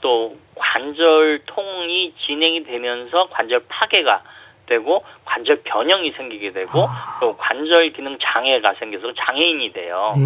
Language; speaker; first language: Korean; native; Korean